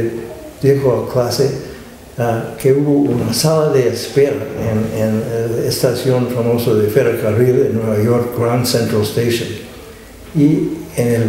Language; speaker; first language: Spanish; non-native, fluent; English